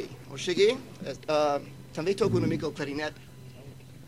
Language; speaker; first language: Catalan; non-native, fluent; English